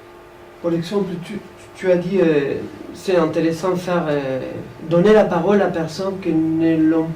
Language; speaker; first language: French; non-native, fluent; Spanish